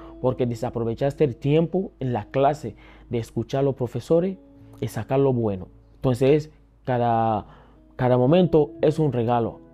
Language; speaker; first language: Spanish; early bilingual, other home language; Akan